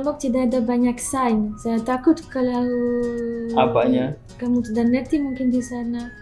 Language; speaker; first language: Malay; non-native, learner; French